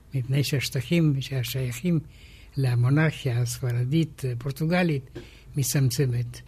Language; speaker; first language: Hebrew; non-native, fluent; Romanian